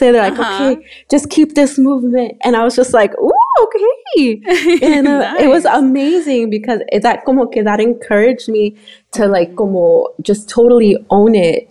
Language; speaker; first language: English; early bilingual, other home language; Spanish